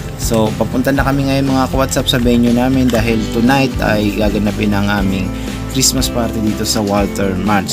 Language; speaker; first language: Filipino; non-native, local second language; Cebuano